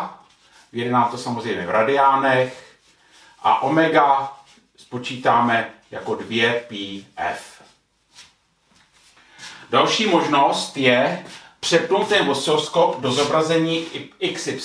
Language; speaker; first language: Czech; native; Czech